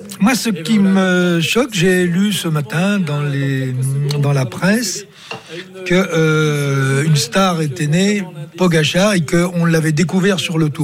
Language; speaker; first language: French; native; French